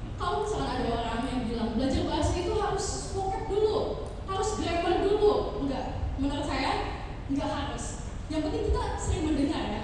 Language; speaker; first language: Indonesian; native; Indonesian